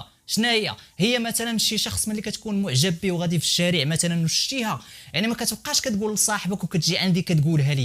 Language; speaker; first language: Arabic; native; Arabic